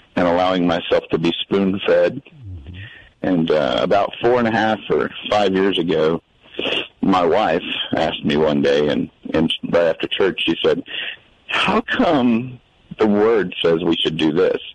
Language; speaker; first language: English; native; English